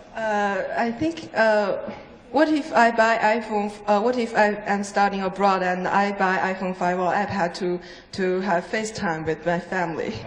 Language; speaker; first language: English; non-native, fluent; Chinese